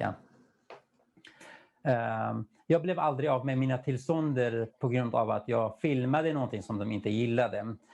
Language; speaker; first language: Swedish; non-native, fluent; Kurdish